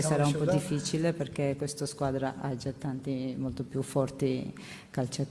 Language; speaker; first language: Italian; non-native, learner; Georgian